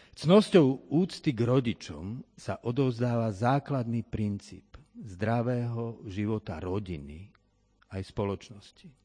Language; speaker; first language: Slovak; native; Slovak